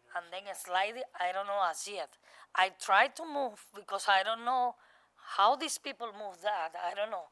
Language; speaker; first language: English; non-native, learner; Spanish